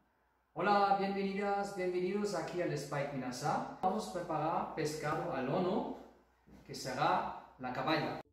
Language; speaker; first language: Spanish; non-native, fluent; German